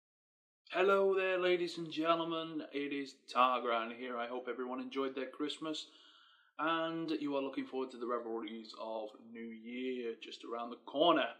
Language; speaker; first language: English; native; English